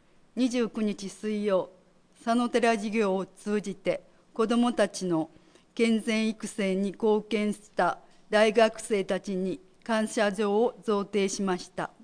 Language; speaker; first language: Japanese; native; Japanese